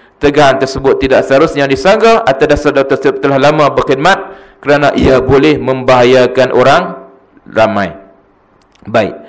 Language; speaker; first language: Malay; native; Malay